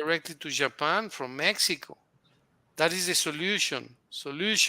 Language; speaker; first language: English; non-native, fluent; Spanish